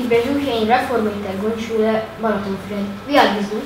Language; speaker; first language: German; non-native, learner; Hungarian